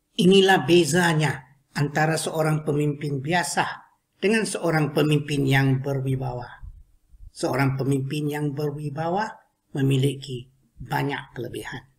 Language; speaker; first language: Malay; non-native, local second language; Chinese